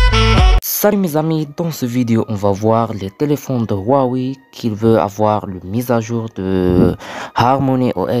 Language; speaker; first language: French; non-native, learner; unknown